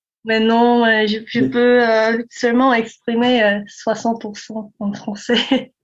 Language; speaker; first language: French; non-native, learner; Korean